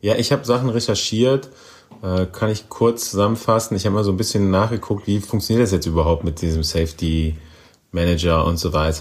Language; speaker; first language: German; native; German